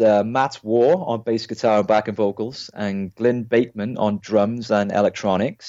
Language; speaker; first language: English; native; English